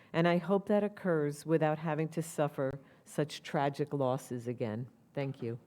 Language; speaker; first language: English; native; English